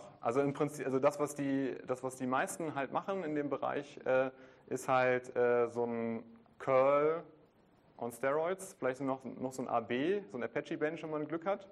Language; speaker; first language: German; native; German